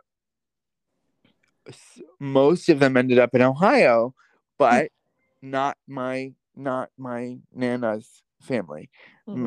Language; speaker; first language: English; native; English